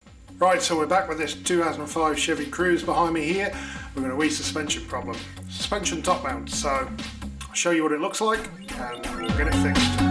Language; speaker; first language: English; native; English